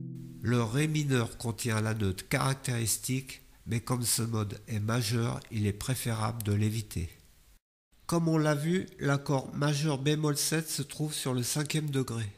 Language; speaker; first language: French; native; French